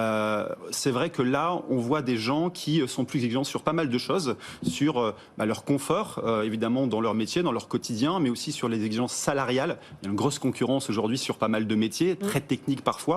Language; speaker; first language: French; native; French